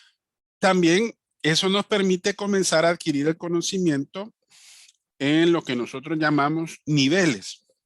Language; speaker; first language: Spanish; native; Spanish